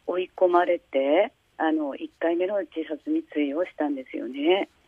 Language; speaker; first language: Japanese; native; Japanese